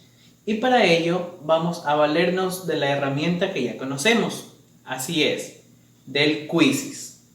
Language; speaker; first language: Spanish; native; Spanish